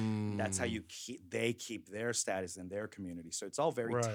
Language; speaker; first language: English; early bilingual, other home language; Korean